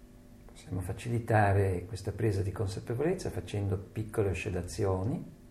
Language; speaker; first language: Italian; native; Italian